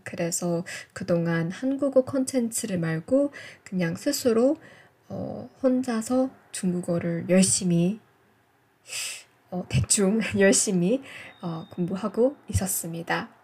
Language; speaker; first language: Korean; non-native, fluent; English